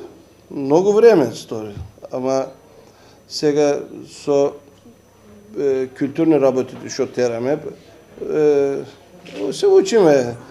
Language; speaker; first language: Macedonian; early bilingual, heritage; Macedonian